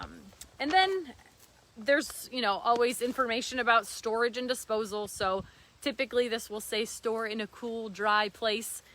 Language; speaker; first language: English; native; English